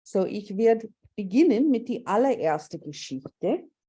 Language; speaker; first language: German; non-native, fluent; English